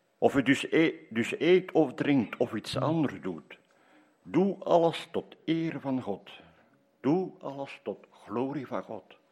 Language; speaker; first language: Dutch; native; Dutch